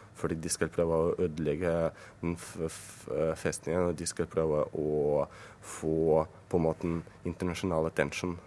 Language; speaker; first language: Norwegian; non-native, fluent; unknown